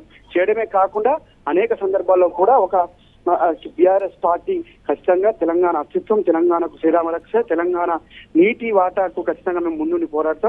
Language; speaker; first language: Telugu; native; Telugu